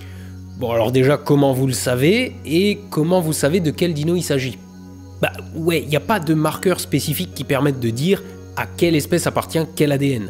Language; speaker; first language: French; native; French